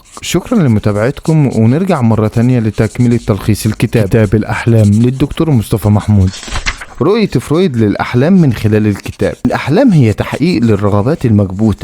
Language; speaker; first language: Arabic; native; Arabic